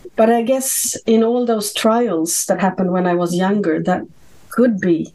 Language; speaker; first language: English; non-native, fluent; Swedish